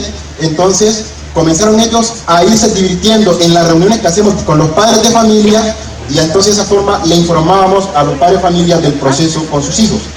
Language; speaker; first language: Spanish; native; Spanish